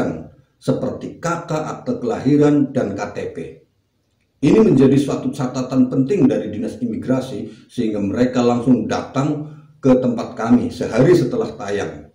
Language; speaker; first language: Indonesian; native; Indonesian